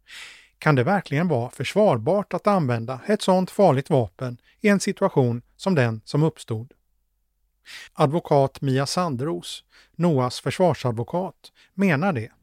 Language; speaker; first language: Swedish; native; Swedish